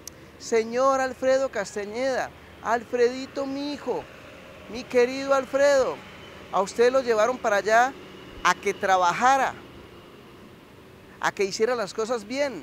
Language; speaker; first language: Spanish; native; Spanish